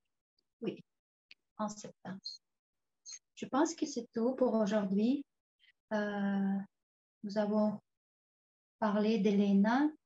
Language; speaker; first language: French; non-native, fluent; Tuvinian